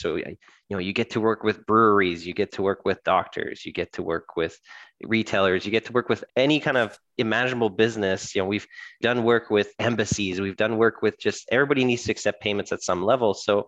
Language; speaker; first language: English; early bilingual, other home language; French